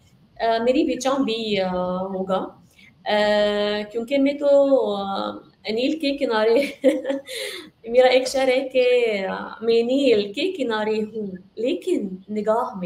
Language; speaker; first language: Hindi; non-native, fluent; Arabic